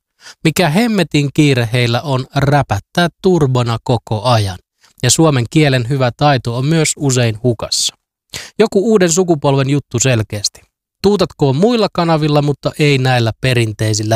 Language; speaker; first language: Finnish; native; Finnish